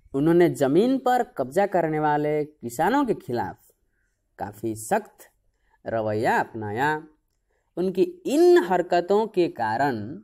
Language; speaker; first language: Hindi; non-native, local second language; Odia